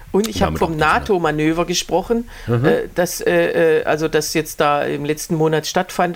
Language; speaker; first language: German; native; German